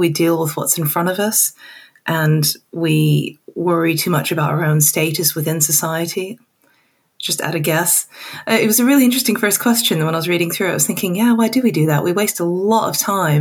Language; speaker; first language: English; native; English